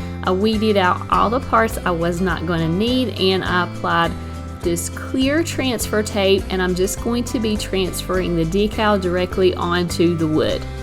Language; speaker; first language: English; native; English